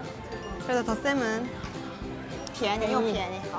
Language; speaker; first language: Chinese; non-native, learner; Korean